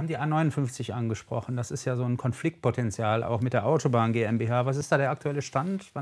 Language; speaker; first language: German; native; German